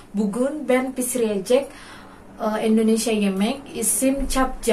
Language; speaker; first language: Turkish; non-native, learner; Indonesian